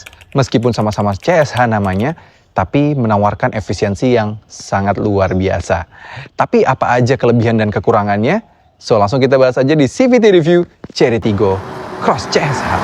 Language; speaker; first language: Indonesian; native; Indonesian